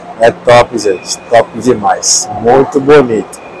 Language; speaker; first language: Portuguese; non-native, learner; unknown